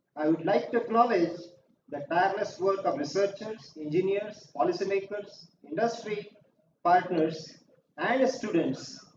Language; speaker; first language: English; non-native, local second language; Hindi